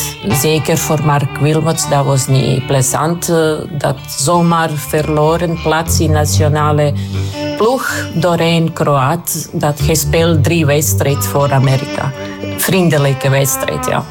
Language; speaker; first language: Dutch; non-native, learner; Croatian